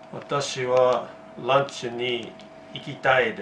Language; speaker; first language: Japanese; non-native, learner; English